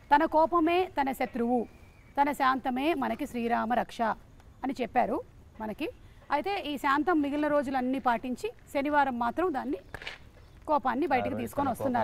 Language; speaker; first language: Telugu; native; Telugu